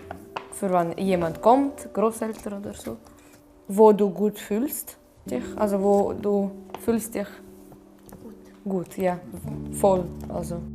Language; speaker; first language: German; non-native, learner; Ukrainian